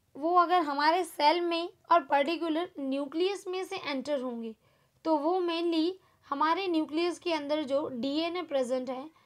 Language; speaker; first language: Hindi; non-native, local second language; Gujarati